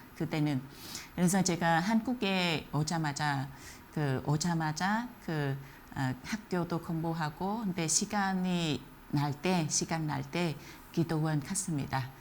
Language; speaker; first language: Korean; non-native, fluent; Vietnamese